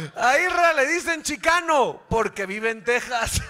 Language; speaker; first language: Spanish; native; Spanish